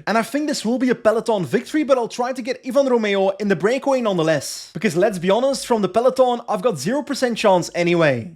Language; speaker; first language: English; non-native, fluent; Dutch